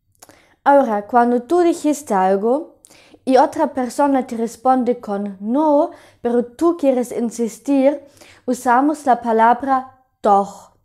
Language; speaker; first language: Spanish; non-native, fluent; German